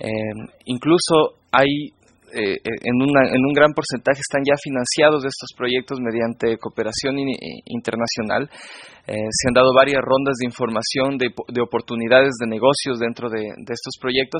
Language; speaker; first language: Spanish; native; Spanish